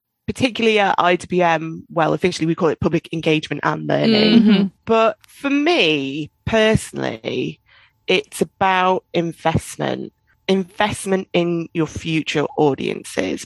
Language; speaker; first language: English; native; English